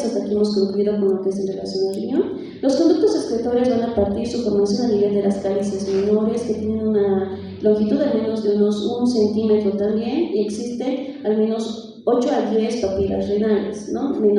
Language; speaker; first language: Spanish; native; Spanish